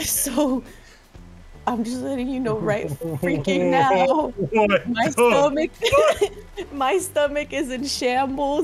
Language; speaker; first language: English; native; English